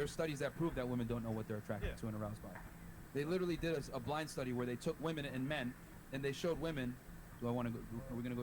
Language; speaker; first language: English; native; English